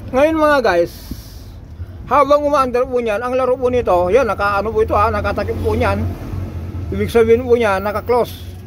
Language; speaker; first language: Filipino; native; Filipino